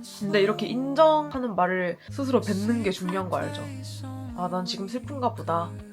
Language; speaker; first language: Korean; native; Korean